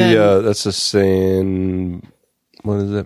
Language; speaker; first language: English; native; English